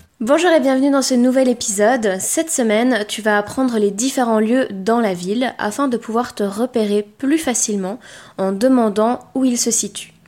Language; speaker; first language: French; native; French